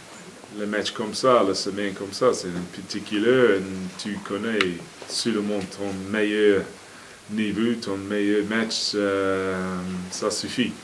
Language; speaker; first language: French; non-native, fluent; English